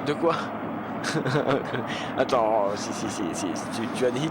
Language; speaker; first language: French; native; French